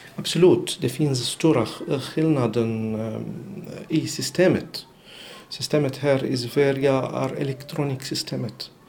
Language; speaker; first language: Swedish; non-native, learner; Arabic